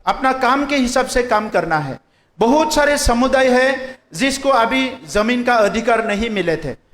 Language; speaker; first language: Hindi; non-native, local second language; Assamese